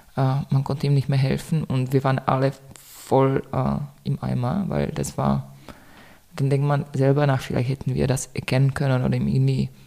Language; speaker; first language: German; non-native, fluent; Czech